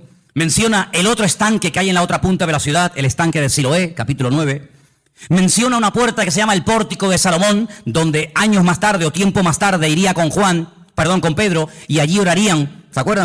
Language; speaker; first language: Spanish; native; Spanish